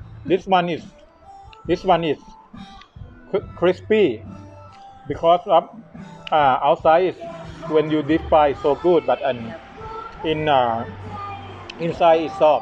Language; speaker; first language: English; non-native, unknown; Thai